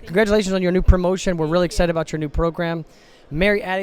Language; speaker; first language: English; native; English